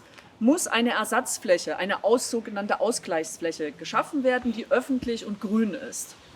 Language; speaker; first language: German; native; German